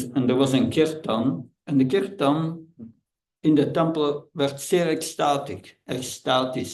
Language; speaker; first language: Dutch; non-native, fluent; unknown